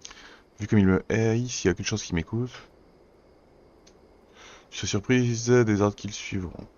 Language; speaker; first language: French; native; French